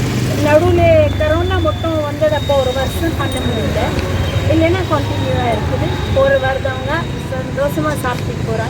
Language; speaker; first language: Tamil; non-native, local second language; Punjabi